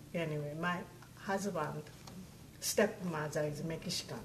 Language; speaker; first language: English; non-native, learner; Japanese